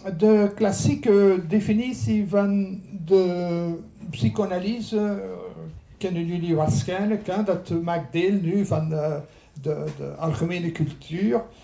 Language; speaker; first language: Dutch; non-native, local second language; French